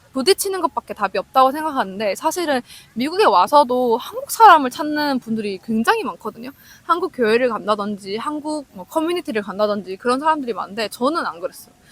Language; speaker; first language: Korean; native; Korean